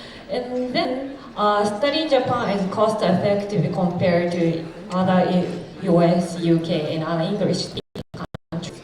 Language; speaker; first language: English; non-native, fluent; Japanese